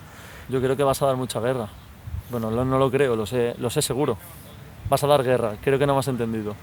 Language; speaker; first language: Spanish; native; Spanish